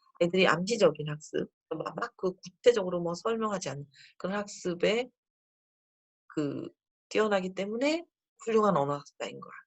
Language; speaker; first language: Korean; native; Korean